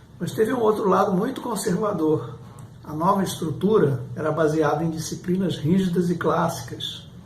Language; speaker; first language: Portuguese; native; Portuguese